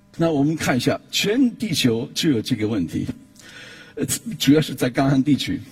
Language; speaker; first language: Chinese; non-native, fluent; German